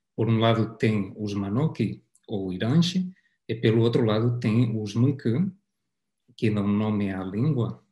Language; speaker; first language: Portuguese; non-native, fluent; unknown